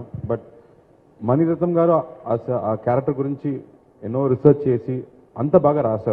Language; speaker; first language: Telugu; non-native, local second language; Tamil